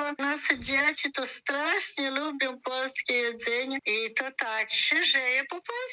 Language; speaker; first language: Polish; early bilingual, heritage; Polish